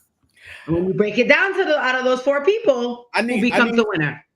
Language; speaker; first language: English; native; English